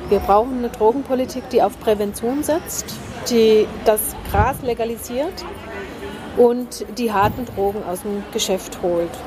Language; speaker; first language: German; early bilingual, heritage; German